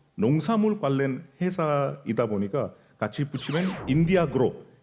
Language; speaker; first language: Korean; non-native, fluent; Hindi